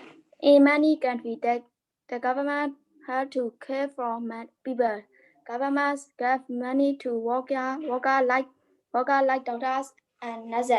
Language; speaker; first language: English; non-native, learner; Burmese